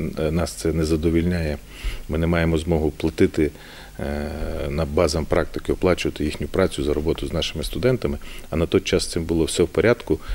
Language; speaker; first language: Ukrainian; native; Ukrainian